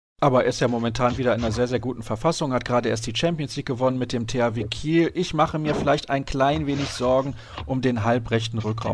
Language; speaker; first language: German; native; German